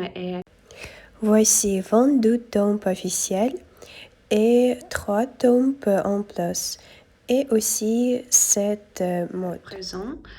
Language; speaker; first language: French; non-native, learner; Russian